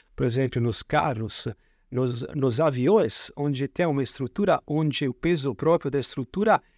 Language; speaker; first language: Portuguese; non-native, fluent; Italian